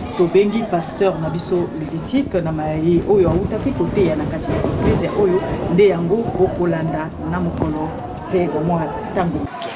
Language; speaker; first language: Lingala; native; Lingala